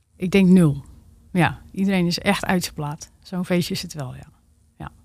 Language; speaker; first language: Dutch; native; Dutch